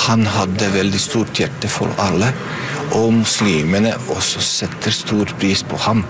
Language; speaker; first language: Norwegian; non-native, fluent; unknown